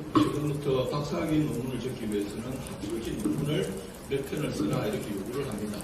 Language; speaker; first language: Korean; native; Korean